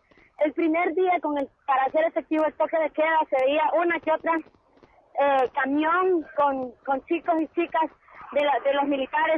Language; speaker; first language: Spanish; native; Spanish